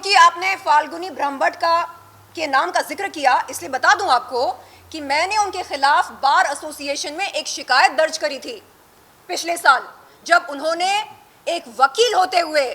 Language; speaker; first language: Hindi; native; Hindi